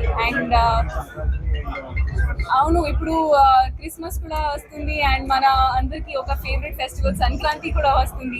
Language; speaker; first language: Telugu; non-native, learner; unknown